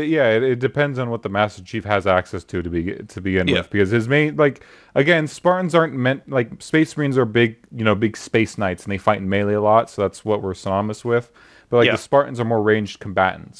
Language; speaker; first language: English; native; English